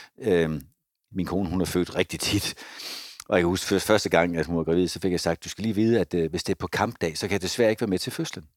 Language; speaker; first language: Danish; native; Danish